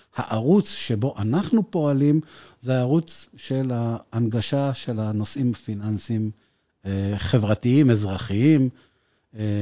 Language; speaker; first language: Hebrew; native; Hebrew